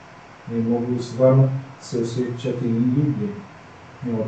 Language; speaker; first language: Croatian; non-native, fluent; Portuguese